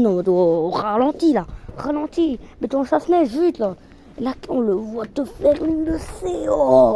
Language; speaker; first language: French; native; French